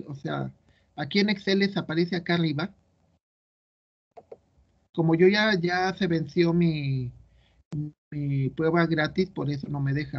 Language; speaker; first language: Spanish; native; Spanish